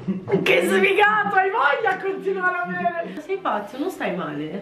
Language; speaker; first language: Italian; native; Italian